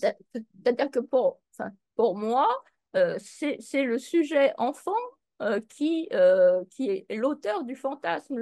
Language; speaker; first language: French; native; French